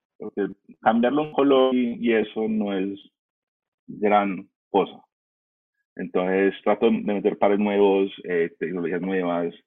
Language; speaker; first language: Spanish; early bilingual, heritage; Spanish